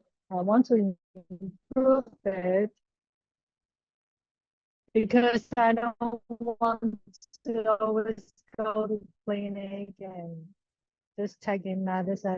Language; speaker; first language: English; non-native, learner; Chinese